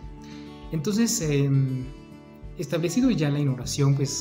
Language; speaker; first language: Spanish; native; Spanish